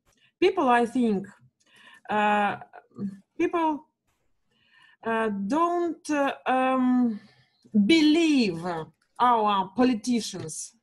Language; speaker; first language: English; non-native, learner; Russian